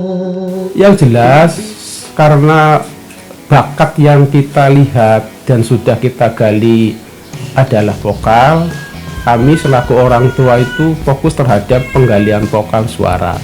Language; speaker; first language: Indonesian; non-native, local second language; Javanese